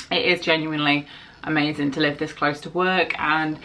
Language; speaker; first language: English; native; English